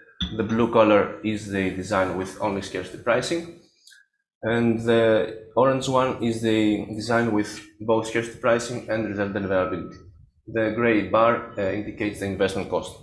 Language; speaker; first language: English; non-native, fluent; Greek